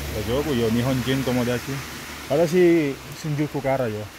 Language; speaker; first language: Japanese; non-native, learner; Indonesian